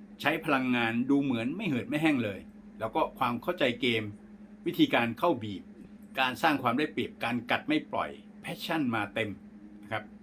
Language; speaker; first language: Thai; native; Thai